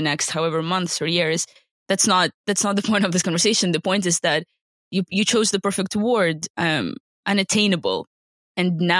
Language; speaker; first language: English; non-native, fluent; Ukrainian